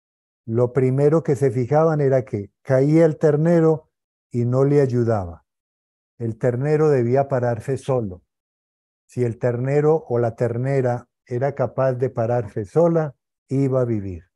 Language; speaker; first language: Spanish; native; Spanish